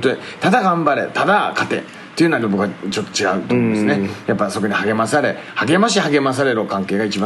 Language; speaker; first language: Japanese; native; Japanese